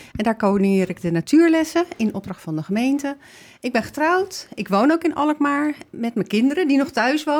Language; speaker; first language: Dutch; native; Dutch